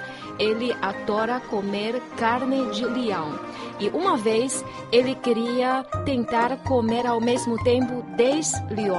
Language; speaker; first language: Portuguese; non-native, fluent; Chinese